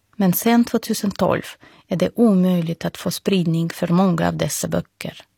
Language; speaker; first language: Swedish; non-native, fluent; Russian